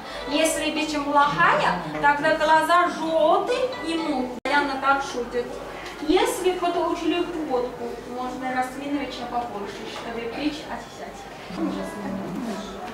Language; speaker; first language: Russian; non-native, learner; Chinese